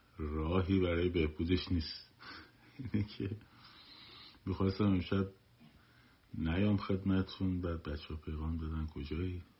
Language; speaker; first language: Persian; native; Persian